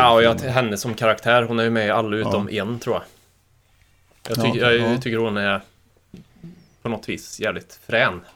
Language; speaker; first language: Swedish; native; Swedish